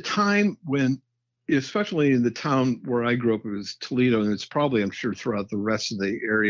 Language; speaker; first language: English; native; English